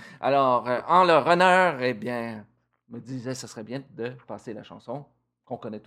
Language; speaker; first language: French; native; French